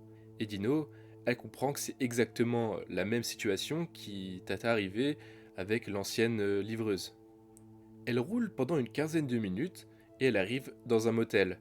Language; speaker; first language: French; native; French